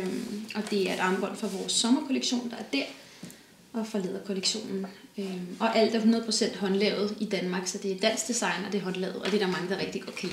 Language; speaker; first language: Danish; native; Danish